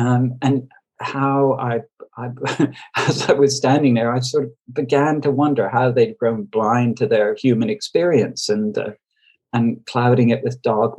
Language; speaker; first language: English; native; English